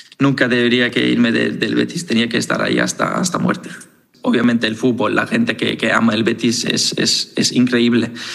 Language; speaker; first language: Spanish; non-native, fluent; Danish